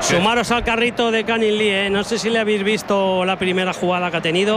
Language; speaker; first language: Spanish; native; Spanish